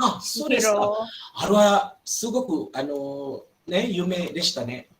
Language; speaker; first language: Japanese; non-native, fluent; Malay